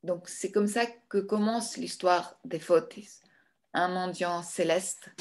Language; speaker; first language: French; non-native, fluent; Greek